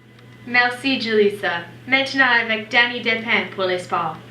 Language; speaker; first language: French; non-native, learner; English